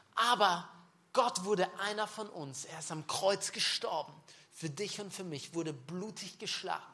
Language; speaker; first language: German; native; German